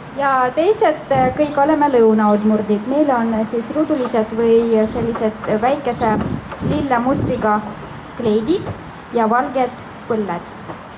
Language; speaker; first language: Estonian; non-native, fluent; Udmurt